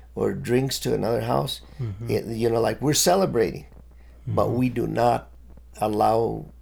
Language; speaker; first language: English; early bilingual, other home language; Spanish